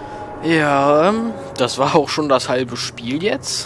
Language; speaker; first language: German; native; German